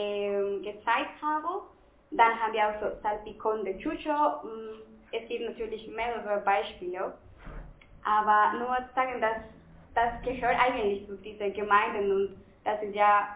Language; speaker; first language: German; non-native, fluent; Spanish